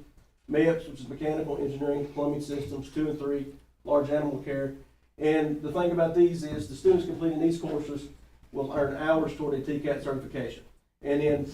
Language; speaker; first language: English; native; English